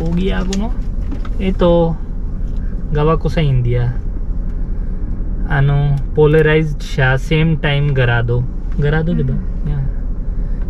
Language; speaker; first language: Filipino; non-native, learner; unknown